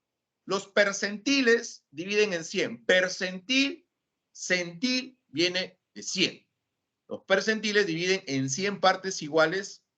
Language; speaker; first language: Spanish; native; Spanish